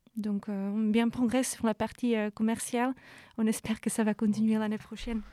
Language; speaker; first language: French; non-native, fluent; Czech